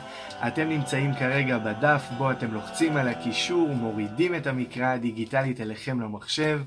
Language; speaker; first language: Hebrew; native; Hebrew